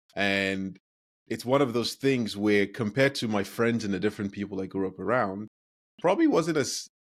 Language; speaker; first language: English; non-native, local second language; Yoruba